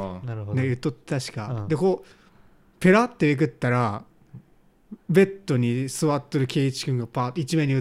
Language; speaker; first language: Japanese; native; Japanese